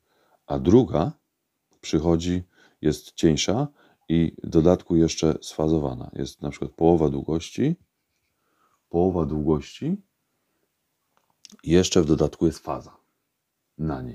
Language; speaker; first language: Polish; native; Polish